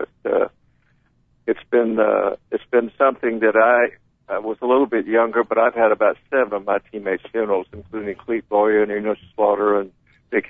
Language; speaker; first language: English; native; English